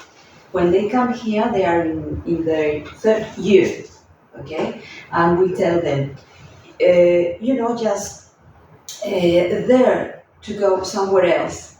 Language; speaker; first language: English; non-native, fluent; Spanish